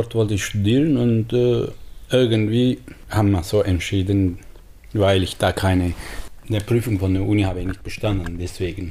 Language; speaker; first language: German; non-native, fluent; Turkish